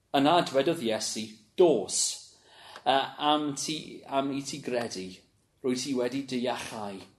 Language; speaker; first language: Welsh; non-native, local second language; English